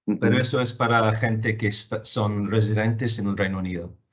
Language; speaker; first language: Spanish; non-native, fluent; English